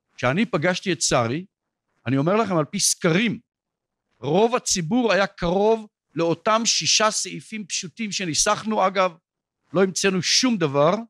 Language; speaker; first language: Hebrew; native; Hebrew